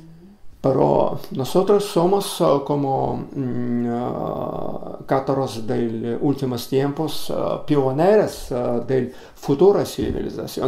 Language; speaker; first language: Spanish; non-native, learner; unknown